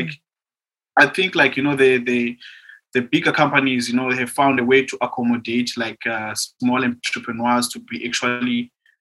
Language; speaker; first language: English; non-native, local second language; Xhosa